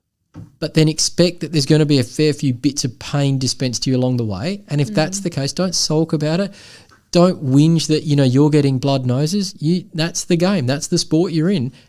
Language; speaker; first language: English; native; English